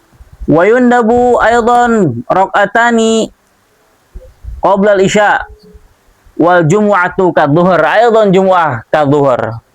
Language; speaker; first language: Arabic; non-native, fluent; Indonesian